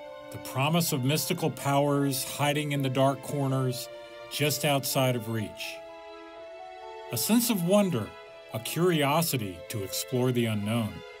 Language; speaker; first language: English; native; English